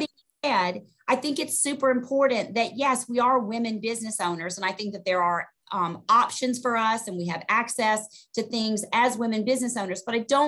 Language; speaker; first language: English; native; English